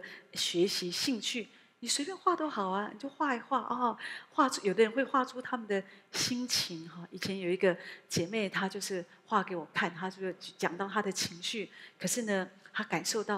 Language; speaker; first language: Chinese; native; Chinese